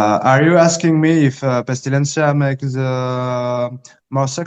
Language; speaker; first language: English; early bilingual, heritage; Spanish